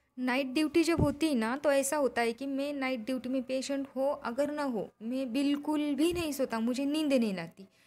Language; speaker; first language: Hindi; non-native, local second language; Marathi